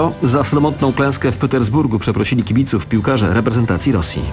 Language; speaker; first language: Polish; native; Polish